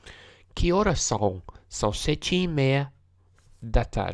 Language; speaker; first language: Portuguese; non-native, learner; English